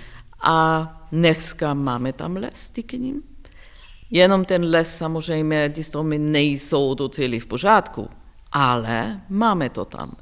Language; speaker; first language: Czech; non-native, learner; German